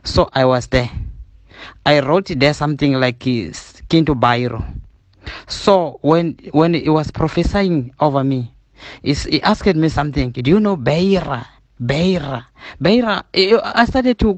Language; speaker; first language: English; non-native, learner; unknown